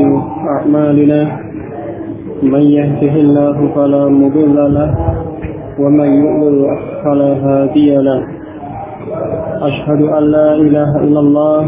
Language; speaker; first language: Arabic; non-native, fluent; Indonesian